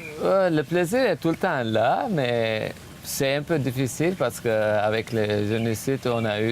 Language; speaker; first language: French; non-native, fluent; Armenian